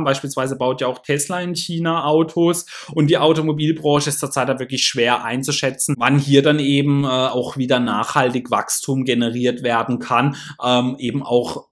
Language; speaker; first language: German; native; German